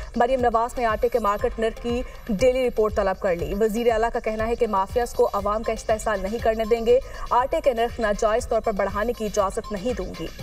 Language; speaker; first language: Urdu; native; Urdu